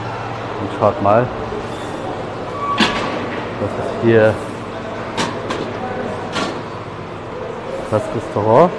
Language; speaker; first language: German; native; German